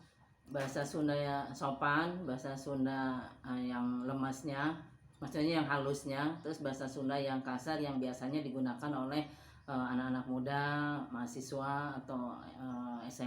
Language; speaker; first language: Indonesian; non-native, local second language; Sundanese